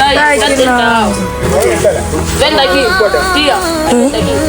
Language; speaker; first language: Portuguese; non-native, local second language; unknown